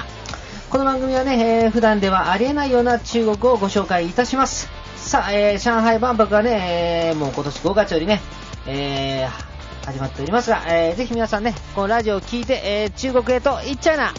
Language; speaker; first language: Japanese; native; Japanese